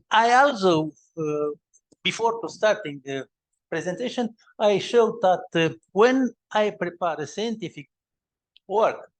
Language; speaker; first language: English; non-native, learner; Romanian